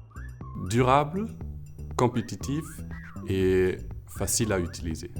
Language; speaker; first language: French; non-native, fluent; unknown